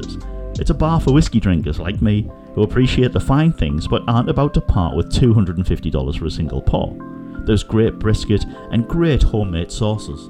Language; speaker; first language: English; native; English